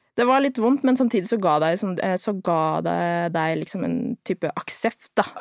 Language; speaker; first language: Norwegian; early bilingual, other home language; Filipino